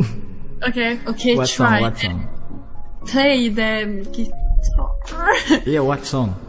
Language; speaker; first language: English; non-native, fluent; Indonesian